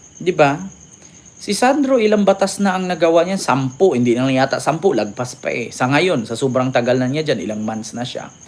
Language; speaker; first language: Filipino; native; Filipino